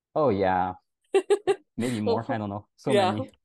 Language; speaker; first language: English; non-native, fluent; French